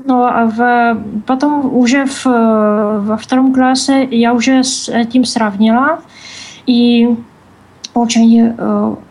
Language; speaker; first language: Russian; non-native, learner; Czech